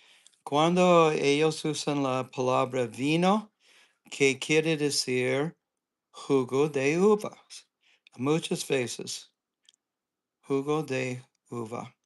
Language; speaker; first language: Spanish; non-native, learner; English